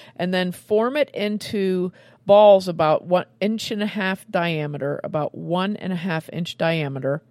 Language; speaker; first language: English; native; English